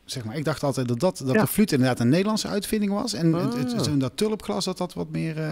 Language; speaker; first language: Dutch; native; Dutch